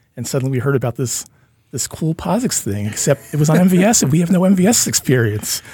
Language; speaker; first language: English; native; English